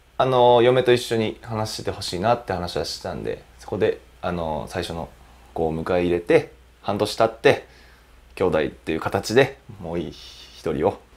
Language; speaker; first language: Japanese; native; Japanese